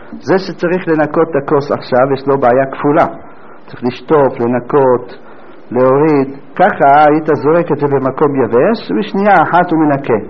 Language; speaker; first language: Hebrew; native; Hebrew